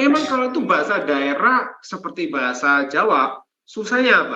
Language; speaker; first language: Indonesian; non-native, fluent; English